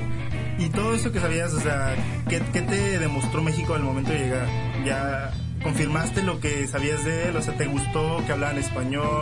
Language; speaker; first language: Spanish; non-native, learner; Hungarian